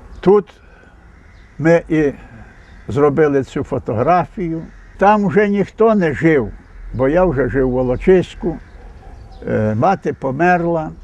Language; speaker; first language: Ukrainian; native; Ukrainian